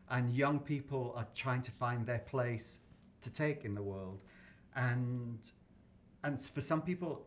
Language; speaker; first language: English; native; English